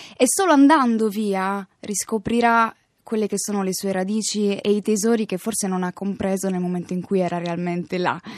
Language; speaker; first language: Italian; native; Italian